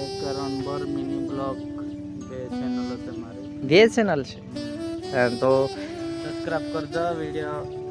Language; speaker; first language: Gujarati; non-native, local second language; Bhili